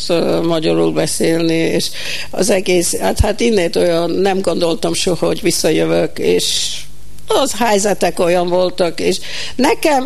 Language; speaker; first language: Hungarian; early bilingual, heritage; Hungarian